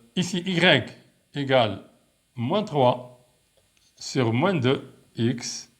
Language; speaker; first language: French; non-native, local second language; Arabic